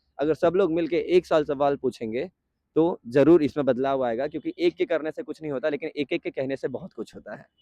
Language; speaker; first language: Hindi; native; Hindi